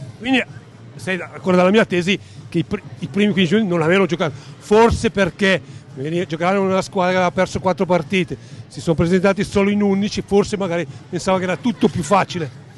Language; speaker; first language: Italian; native; Italian